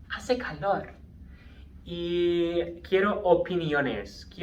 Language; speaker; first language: Spanish; non-native, fluent; English